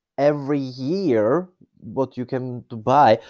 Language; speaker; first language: English; non-native, fluent; Czech